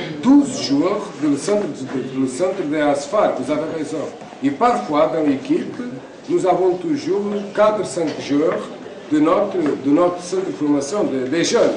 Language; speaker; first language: French; non-native, fluent; Portuguese